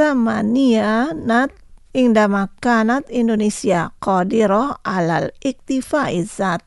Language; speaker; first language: Arabic; non-native, fluent; Indonesian